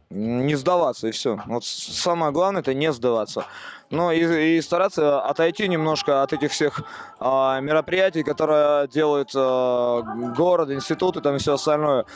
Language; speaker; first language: Russian; native; Russian